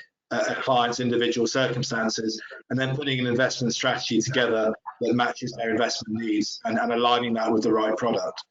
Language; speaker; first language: English; native; English